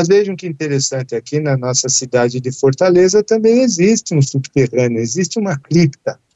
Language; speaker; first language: Portuguese; native; Portuguese